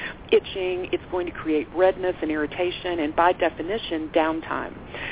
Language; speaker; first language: English; native; English